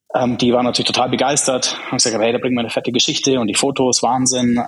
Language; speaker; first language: German; early bilingual, other home language; Czech